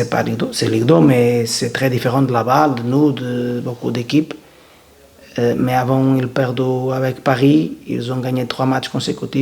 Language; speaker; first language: French; non-native, learner; Portuguese